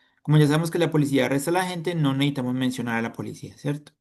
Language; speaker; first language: Spanish; native; Spanish